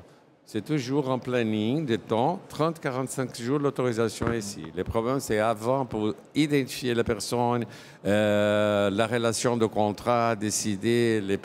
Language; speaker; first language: French; non-native, fluent; Portuguese